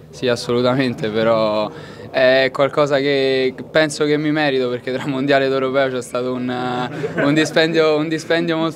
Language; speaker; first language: Italian; native; Italian